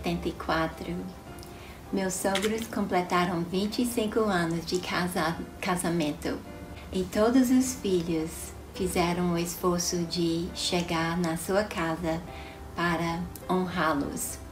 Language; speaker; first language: Portuguese; non-native, fluent; English